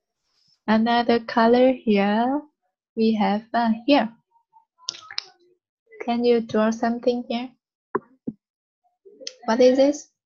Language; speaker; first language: English; non-native, learner; Vietnamese